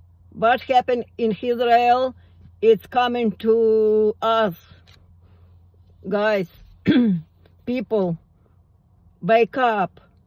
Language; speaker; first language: English; non-native, learner; Russian